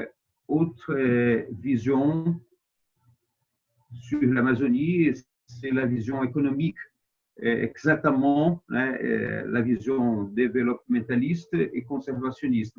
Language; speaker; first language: French; non-native, fluent; Portuguese